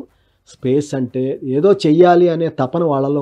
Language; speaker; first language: Telugu; native; Telugu